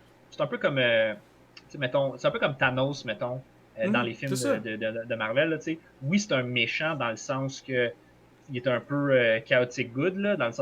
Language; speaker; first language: French; native; French